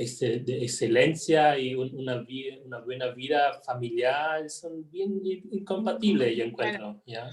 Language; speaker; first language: Spanish; non-native, fluent; German